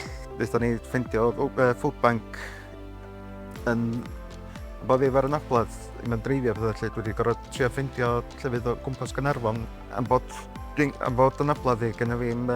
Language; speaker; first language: Welsh; native; Welsh